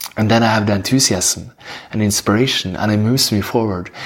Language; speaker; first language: English; non-native, fluent; Norwegian